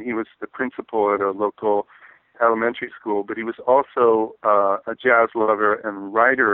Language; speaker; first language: English; native; English